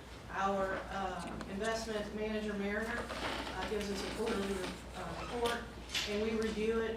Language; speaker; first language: English; native; English